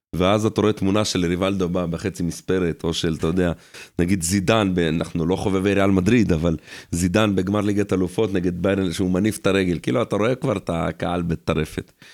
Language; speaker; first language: Hebrew; early bilingual, other home language; Russian